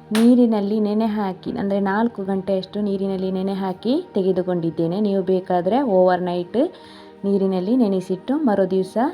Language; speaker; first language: Kannada; non-native, local second language; Tulu